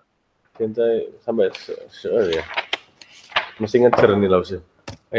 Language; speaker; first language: Chinese; non-native, learner; Indonesian